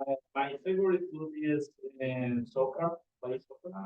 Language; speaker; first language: English; non-native, learner; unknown